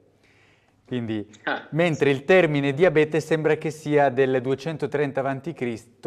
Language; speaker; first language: Italian; native; Italian